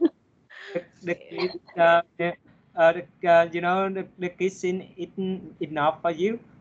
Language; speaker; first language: English; non-native, learner; Vietnamese